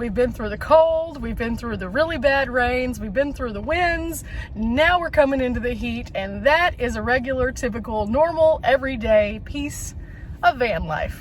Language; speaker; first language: English; native; English